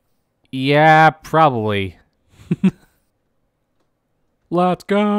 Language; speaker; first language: English; native; English